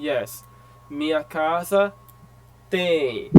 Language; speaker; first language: Portuguese; non-native, fluent; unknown